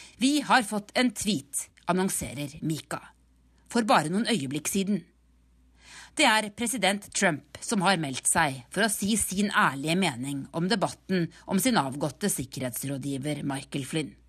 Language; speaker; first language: Norwegian; native; Norwegian